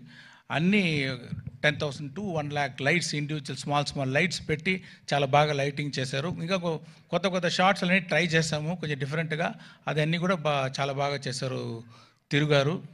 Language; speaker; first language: Telugu; non-native, fluent; Tamil